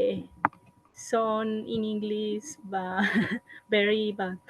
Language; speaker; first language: English; non-native, learner; Spanish